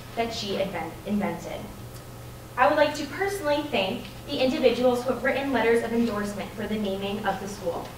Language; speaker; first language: English; native; English